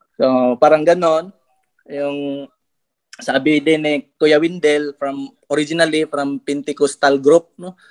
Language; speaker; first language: Filipino; non-native, local second language; Cebuano